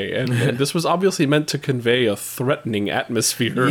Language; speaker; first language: English; native; English